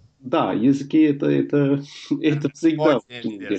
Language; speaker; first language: Russian; non-native, learner; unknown